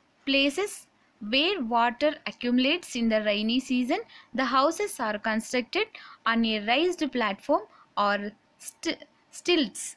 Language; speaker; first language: English; non-native, local second language; Telugu